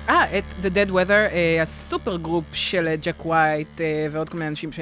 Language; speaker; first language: Hebrew; native; Hebrew